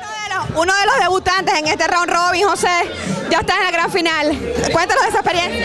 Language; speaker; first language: Spanish; native; Spanish